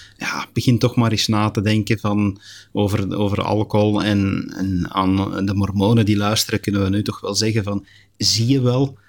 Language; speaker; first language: Dutch; native; Dutch